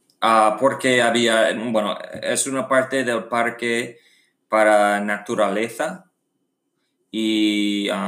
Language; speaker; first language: Spanish; non-native, learner; English